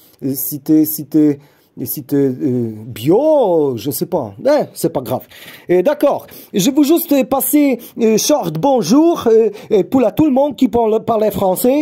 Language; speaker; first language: French; non-native, learner; Polish